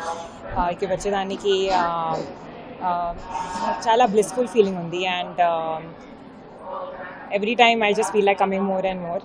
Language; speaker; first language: Telugu; non-native, learner; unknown